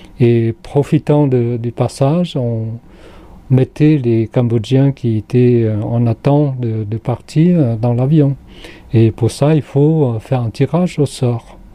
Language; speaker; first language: French; non-native, fluent; Khmer